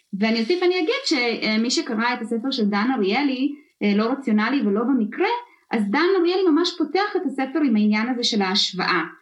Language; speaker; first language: Hebrew; early bilingual, other home language; Russian